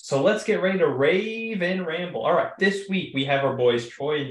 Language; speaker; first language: English; native; English